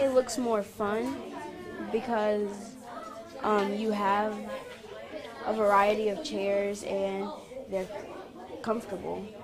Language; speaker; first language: English; native; English